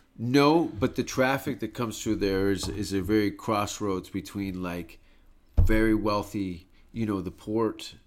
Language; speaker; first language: English; native; English